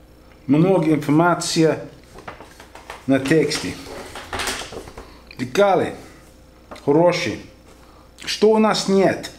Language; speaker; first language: Russian; non-native, learner; English